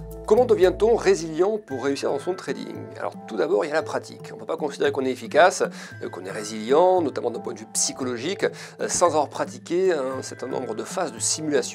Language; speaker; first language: French; native; French